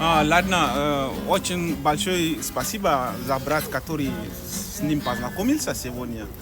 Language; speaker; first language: Russian; non-native, fluent; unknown